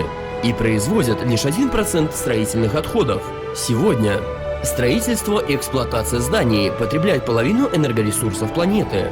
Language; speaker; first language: Russian; native; Russian